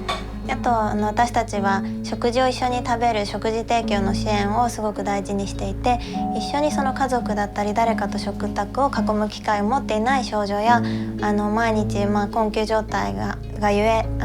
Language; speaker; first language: Japanese; native; Japanese